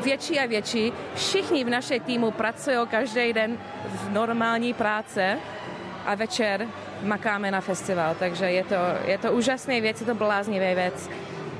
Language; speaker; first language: Czech; early bilingual, heritage; English